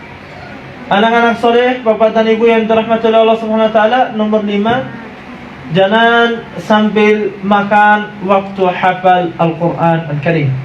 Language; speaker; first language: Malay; non-native, fluent; Arabic